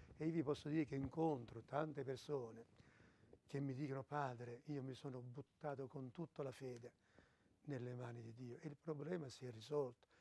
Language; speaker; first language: Italian; native; Italian